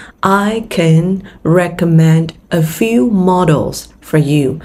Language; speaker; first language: English; non-native, fluent; Vietnamese